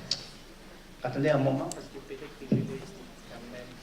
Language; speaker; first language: French; non-native, fluent; Italian